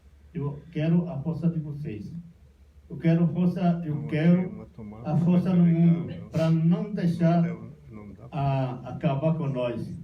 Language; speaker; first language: Portuguese; non-native, local second language; Yanomámi